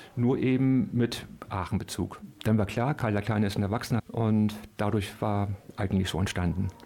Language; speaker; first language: German; native; German